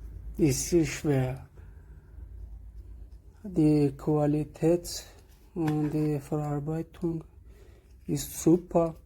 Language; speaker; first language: German; non-native, learner; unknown